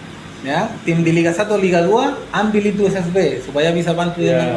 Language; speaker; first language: Indonesian; non-native, fluent; Spanish